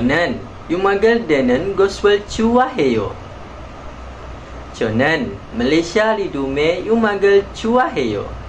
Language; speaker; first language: Korean; non-native, learner; Malay